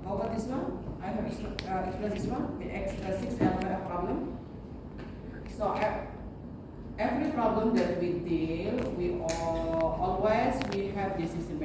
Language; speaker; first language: English; non-native, learner; Indonesian